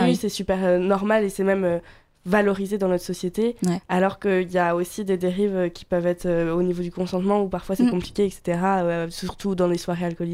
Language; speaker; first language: French; native; French